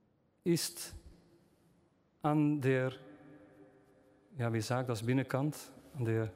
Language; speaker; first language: German; non-native, learner; Dutch